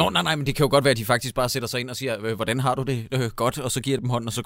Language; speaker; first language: Danish; native; Danish